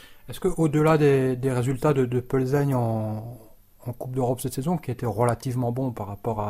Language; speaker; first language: French; native; French